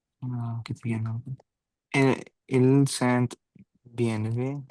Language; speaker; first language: French; non-native, learner; Punjabi